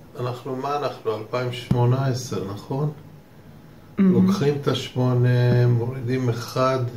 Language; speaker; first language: Hebrew; native; Hebrew